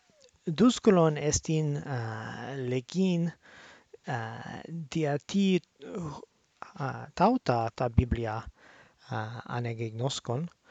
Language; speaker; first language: Greek; non-native, learner; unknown